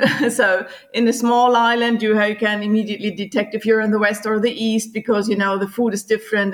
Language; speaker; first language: English; non-native, fluent; German